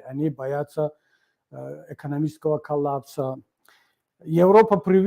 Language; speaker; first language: Russian; non-native, local second language; Tajik